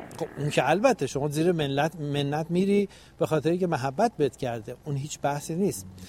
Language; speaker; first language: Persian; native; Persian